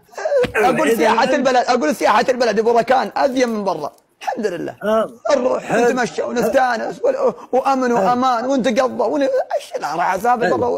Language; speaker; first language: Arabic; native; Arabic